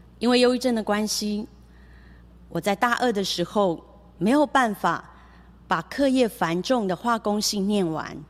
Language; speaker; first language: Chinese; early bilingual, heritage; Chinese